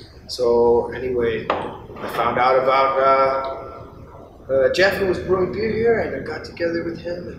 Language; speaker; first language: English; native; English